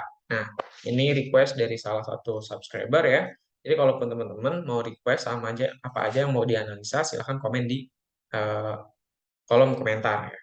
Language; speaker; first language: Indonesian; native; Indonesian